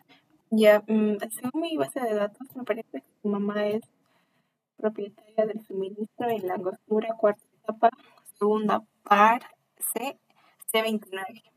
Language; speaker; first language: Spanish; native; Spanish